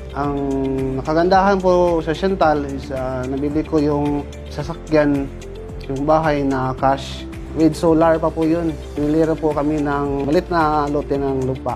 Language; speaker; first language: Filipino; non-native, local second language; Cebuano